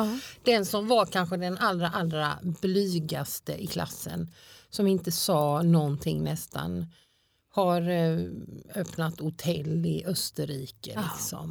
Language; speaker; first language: Swedish; native; Swedish